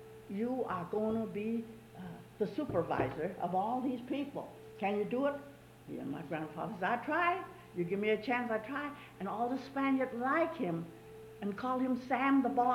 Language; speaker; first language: English; early bilingual, other home language; Chinese